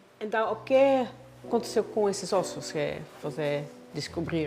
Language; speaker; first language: Portuguese; non-native, learner; Dutch